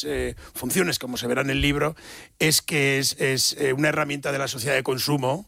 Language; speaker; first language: Spanish; native; Spanish